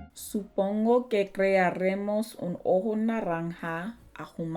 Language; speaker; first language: Spanish; non-native, learner; English